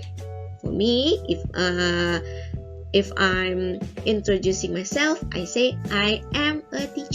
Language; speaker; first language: English; non-native, learner; Indonesian